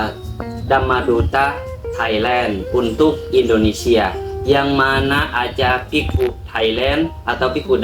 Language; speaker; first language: Indonesian; non-native, learner; Thai